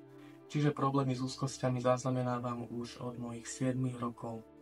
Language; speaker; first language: Slovak; native; Slovak